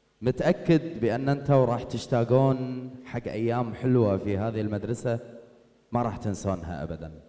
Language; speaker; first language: Arabic; native; Arabic